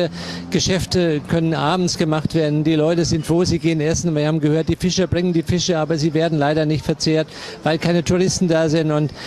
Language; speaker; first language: German; native; German